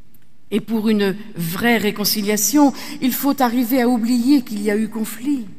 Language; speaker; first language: French; native; French